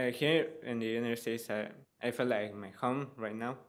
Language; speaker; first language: English; non-native, learner; Spanish